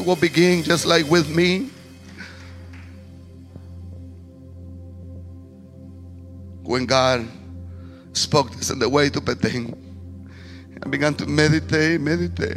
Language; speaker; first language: English; non-native, fluent; Spanish